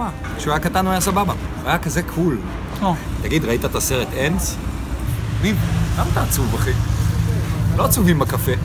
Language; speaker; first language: Hebrew; native; Hebrew